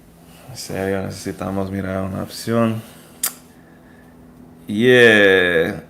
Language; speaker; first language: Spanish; non-native, learner; English